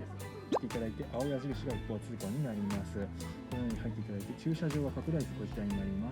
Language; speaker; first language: Japanese; native; Japanese